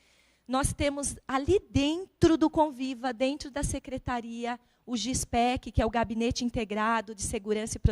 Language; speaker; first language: Portuguese; native; Portuguese